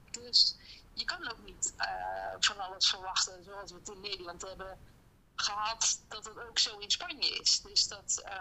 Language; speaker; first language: Dutch; native; Dutch